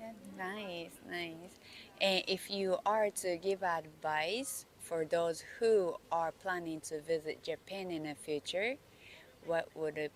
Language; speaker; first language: English; non-native, fluent; Japanese